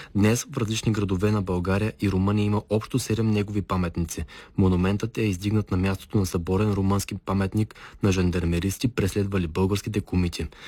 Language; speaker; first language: Bulgarian; native; Bulgarian